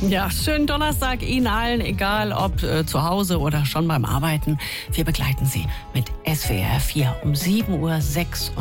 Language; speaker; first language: German; native; German